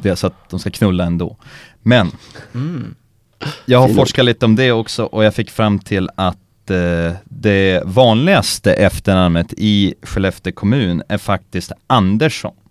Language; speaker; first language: Swedish; native; Swedish